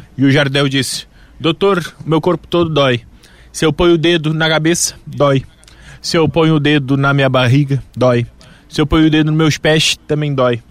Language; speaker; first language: Portuguese; native; Portuguese